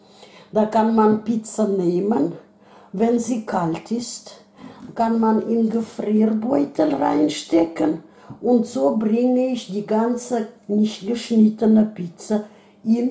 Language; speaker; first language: German; non-native, fluent; Russian